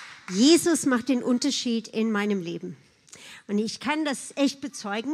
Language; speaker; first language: German; non-native, fluent; English